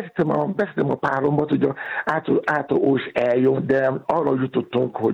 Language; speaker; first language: Hungarian; non-native, learner; Yoruba